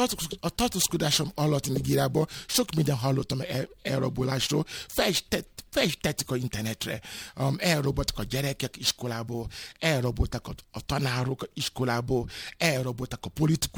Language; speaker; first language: Hungarian; non-native, fluent; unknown